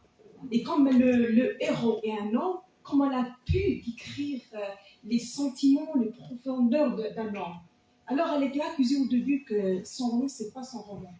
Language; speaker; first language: French; non-native, local second language; Arabic